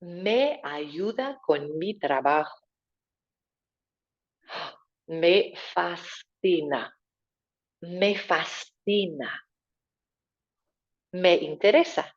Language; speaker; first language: Spanish; non-native, fluent; English